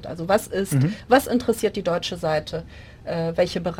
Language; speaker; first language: German; non-native, local second language; Arabic